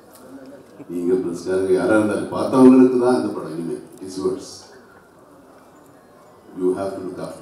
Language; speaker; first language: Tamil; non-native, fluent; Malayalam